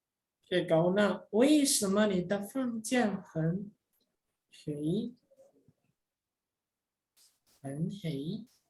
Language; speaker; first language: Chinese; non-native, fluent; Indonesian